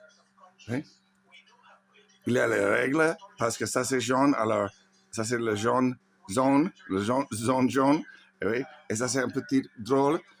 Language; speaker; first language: French; non-native, learner; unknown